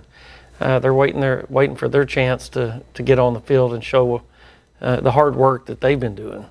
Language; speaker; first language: English; native; English